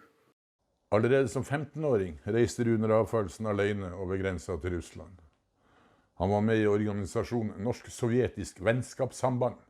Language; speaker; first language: Norwegian; native; Norwegian